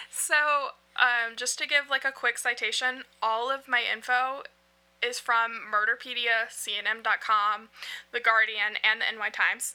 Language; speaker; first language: English; native; English